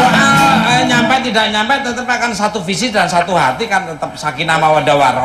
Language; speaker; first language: Indonesian; native; Indonesian